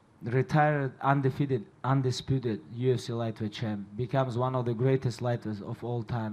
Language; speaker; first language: English; non-native, learner; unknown